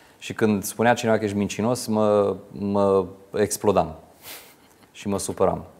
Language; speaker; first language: Romanian; non-native, local second language; Hungarian